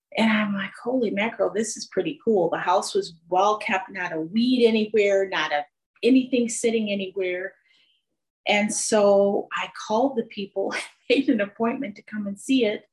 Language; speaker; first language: English; native; English